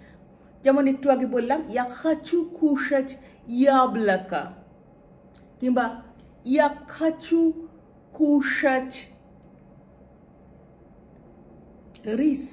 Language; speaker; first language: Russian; non-native, fluent; Bangla